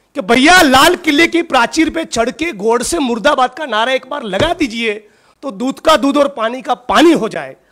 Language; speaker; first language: Hindi; non-native, local second language; Gujarati